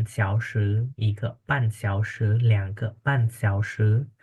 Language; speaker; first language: Chinese; non-native, fluent; Khmer